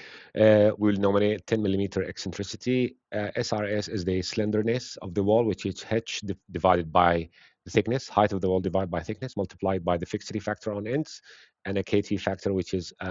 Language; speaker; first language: English; non-native, fluent; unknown